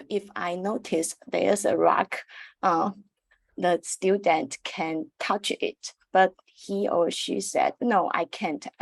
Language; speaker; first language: English; non-native, learner; Chinese